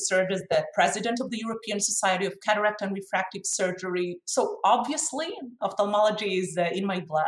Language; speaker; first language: English; non-native, fluent; Hebrew